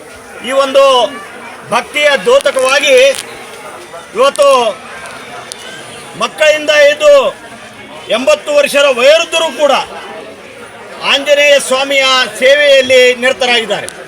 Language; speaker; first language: Kannada; native; Kannada